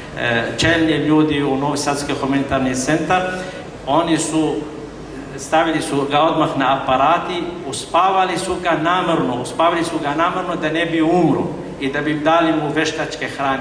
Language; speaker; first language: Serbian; non-native, fluent; Arabic